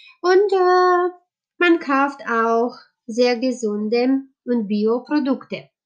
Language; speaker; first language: German; non-native, learner; Romanian